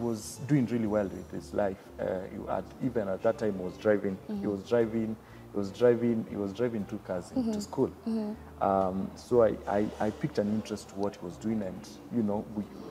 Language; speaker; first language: English; non-native, local second language; Kamba